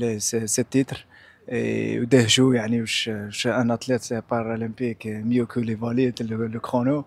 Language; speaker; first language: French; non-native, local second language; Arabic